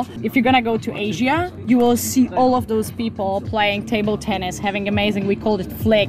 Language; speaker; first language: English; non-native, fluent; Polish